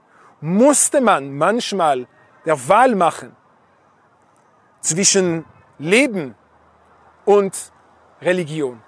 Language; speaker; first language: German; non-native, fluent; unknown